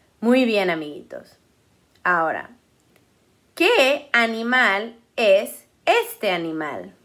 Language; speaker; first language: Spanish; early bilingual, heritage; Spanish